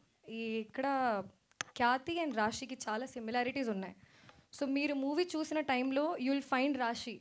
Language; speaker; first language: Telugu; non-native, fluent; Hindi